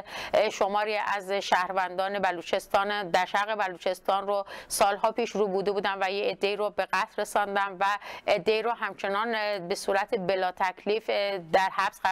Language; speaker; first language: Persian; non-native, local second language; Kurdish